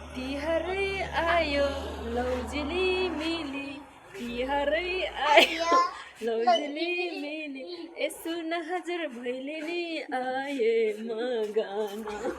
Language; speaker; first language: Nepali; non-native, local second language; Eastern Tamang